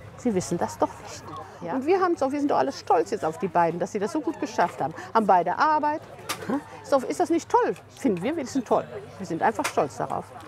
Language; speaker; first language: German; native; German